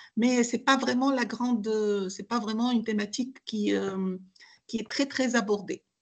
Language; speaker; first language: French; non-native, local second language; Arabic